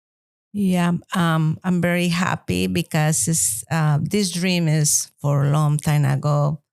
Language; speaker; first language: English; non-native, learner; Spanish